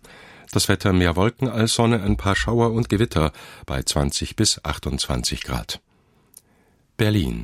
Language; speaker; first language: German; native; German